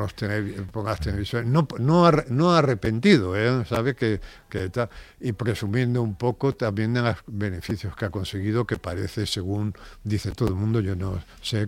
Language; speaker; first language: Spanish; native; Spanish